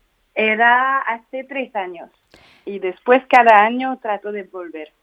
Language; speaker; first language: Spanish; non-native, fluent; French